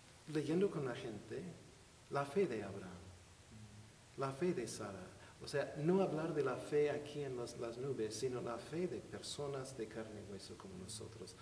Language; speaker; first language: Spanish; non-native, fluent; English